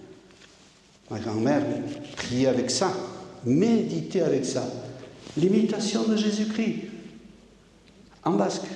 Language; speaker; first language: French; native; French